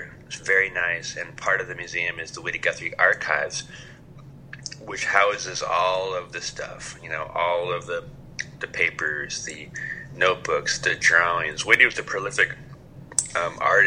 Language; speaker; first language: English; native; English